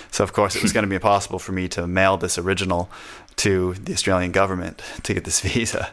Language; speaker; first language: English; native; English